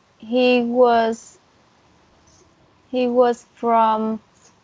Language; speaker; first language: English; non-native, learner; Vietnamese